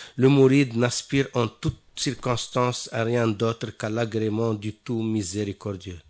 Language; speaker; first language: French; non-native, local second language; Wolof